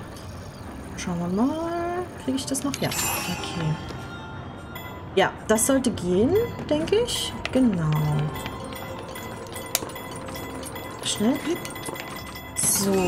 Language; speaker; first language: German; native; German